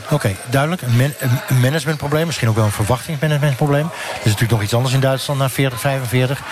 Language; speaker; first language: Dutch; native; Dutch